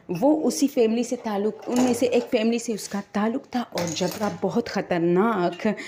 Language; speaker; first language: Urdu; non-native, local second language; Pashto